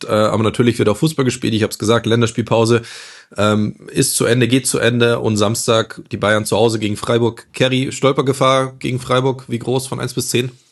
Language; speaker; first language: German; native; German